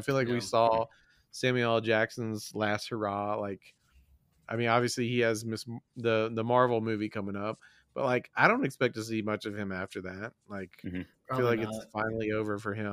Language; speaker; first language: English; native; English